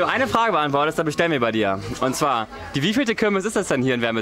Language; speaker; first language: German; native; German